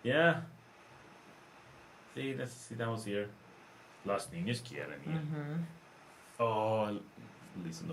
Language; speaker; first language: Spanish; non-native, learner; English